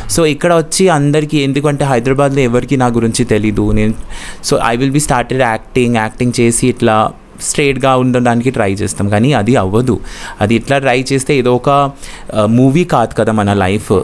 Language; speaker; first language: Telugu; non-native, local second language; Bangla